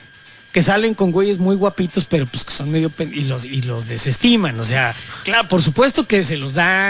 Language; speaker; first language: Spanish; native; Spanish